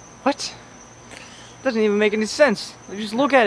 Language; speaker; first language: English; native; English